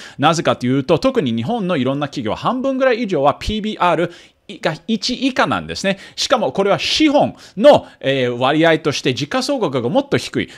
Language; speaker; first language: Japanese; early bilingual, heritage; Japanese